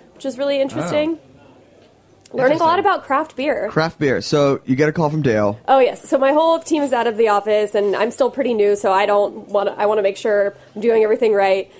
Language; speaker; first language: English; native; English